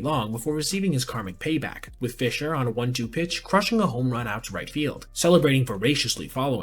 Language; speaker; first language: English; native; English